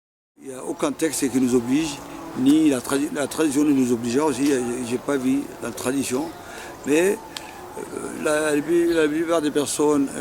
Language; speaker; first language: French; non-native, local second language; Afar